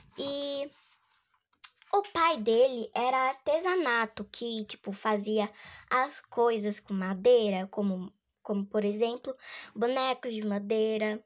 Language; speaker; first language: Portuguese; native; Portuguese